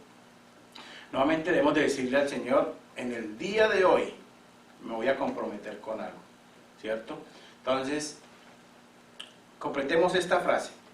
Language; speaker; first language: Spanish; native; Spanish